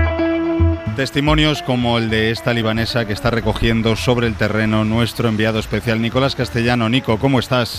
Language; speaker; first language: Spanish; native; Spanish